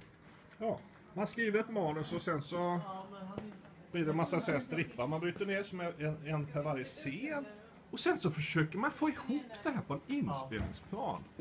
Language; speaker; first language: Swedish; native; Swedish